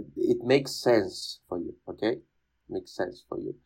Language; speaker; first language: English; non-native, fluent; Portuguese